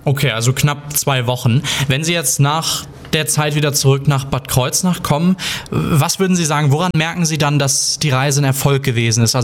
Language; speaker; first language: German; native; German